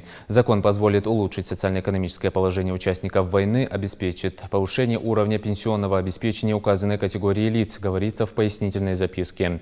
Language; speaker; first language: Russian; native; Russian